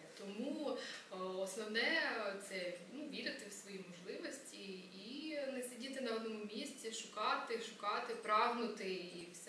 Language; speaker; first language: Ukrainian; native; Ukrainian